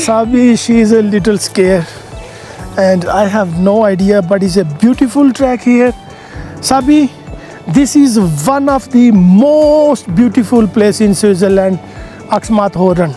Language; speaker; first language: English; non-native, learner; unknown